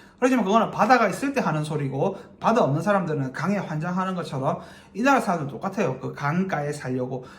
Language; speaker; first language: Korean; native; Korean